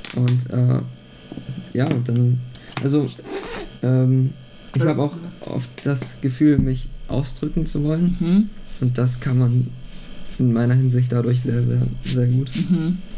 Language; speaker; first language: German; native; German